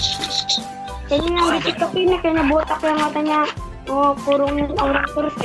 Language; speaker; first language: Indonesian; native; Indonesian